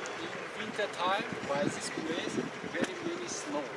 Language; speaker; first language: English; non-native, learner; Tajik